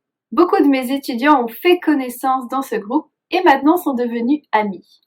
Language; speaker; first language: French; native; French